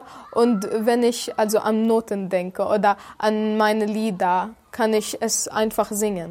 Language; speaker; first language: German; non-native, fluent; Arabic